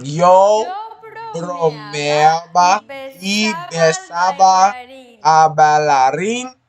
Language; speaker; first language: Spanish; non-native, learner; English